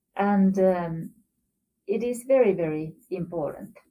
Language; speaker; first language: English; non-native, fluent; Finnish